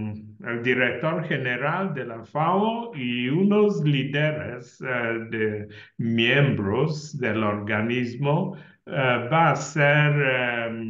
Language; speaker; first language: Spanish; non-native, learner; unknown